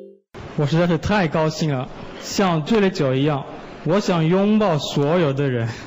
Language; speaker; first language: Chinese; non-native, fluent; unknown